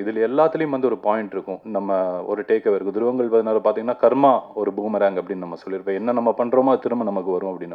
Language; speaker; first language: Tamil; native; Tamil